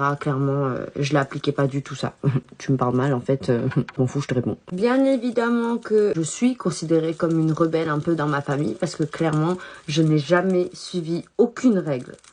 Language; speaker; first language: French; early bilingual, other home language; Chinese